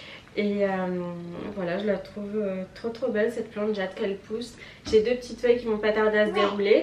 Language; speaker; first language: French; native; French